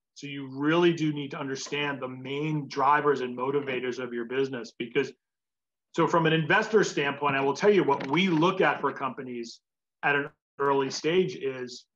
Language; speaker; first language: English; native; English